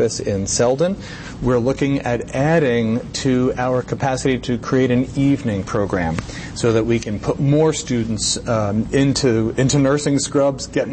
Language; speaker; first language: English; native; English